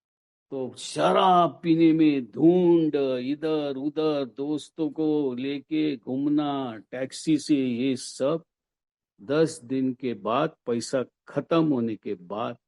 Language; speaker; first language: Hindi; non-native, local second language; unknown